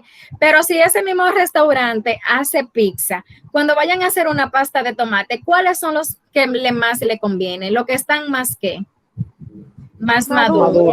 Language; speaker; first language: Spanish; native; Spanish